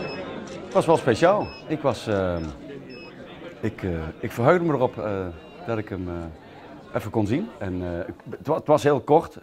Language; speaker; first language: Dutch; native; Dutch